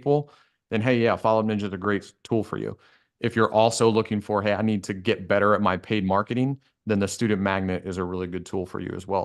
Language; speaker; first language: English; native; English